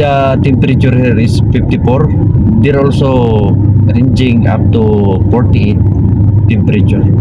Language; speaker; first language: English; non-native, learner; Filipino